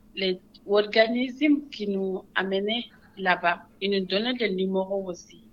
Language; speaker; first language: French; non-native, local second language; Wolof